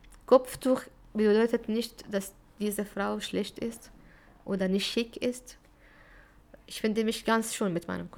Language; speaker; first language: German; non-native, fluent; Arabic